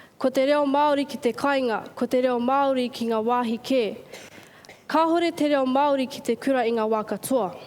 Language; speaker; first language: Māori; native; Māori